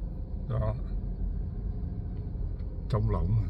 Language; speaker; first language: Vietnamese; early bilingual, other home language; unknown